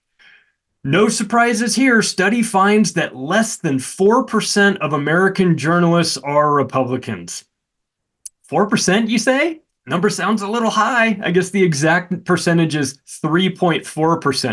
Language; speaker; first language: English; native; English